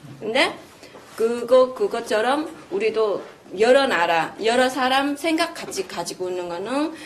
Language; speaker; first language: Korean; non-native, fluent; Vietnamese